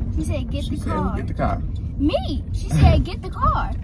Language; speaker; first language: English; native; English